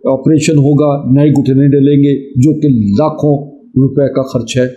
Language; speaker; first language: Urdu; native; Urdu